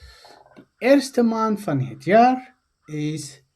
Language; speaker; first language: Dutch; non-native, fluent; Tigrinya